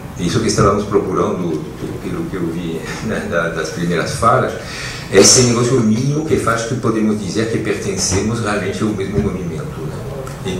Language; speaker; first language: Portuguese; non-native, fluent; French